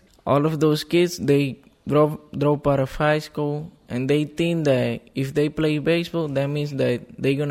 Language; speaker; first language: English; non-native, fluent; Spanish